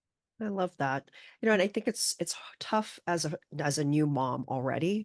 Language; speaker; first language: English; native; English